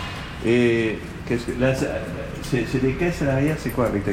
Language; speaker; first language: French; native; French